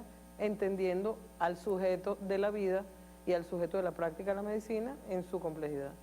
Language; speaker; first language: Spanish; native; Spanish